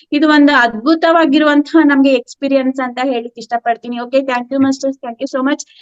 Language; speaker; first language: Kannada; native; Kannada